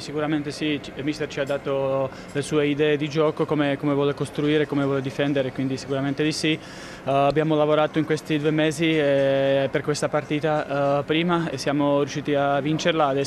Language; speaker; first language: Italian; non-native, fluent; Slovak